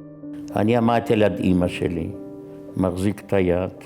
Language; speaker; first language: Hebrew; non-native, fluent; Yiddish